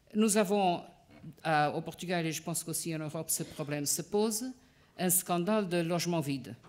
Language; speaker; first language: French; non-native, fluent; Portuguese